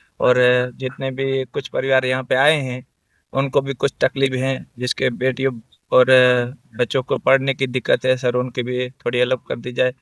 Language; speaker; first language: Urdu; non-native, local second language; Sindhi